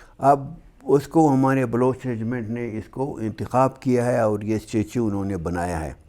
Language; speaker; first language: Urdu; non-native, local second language; Hazaragi